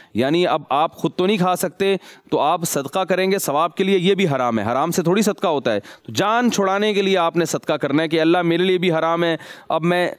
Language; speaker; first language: Urdu; native; Urdu